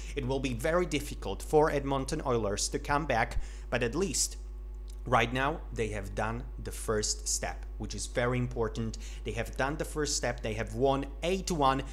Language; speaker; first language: English; non-native, fluent; Slovak